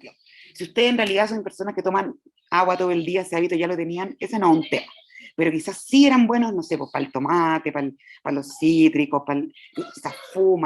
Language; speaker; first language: Spanish; native; Spanish